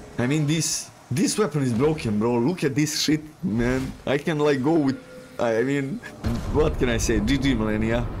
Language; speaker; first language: English; non-native, fluent; Serbian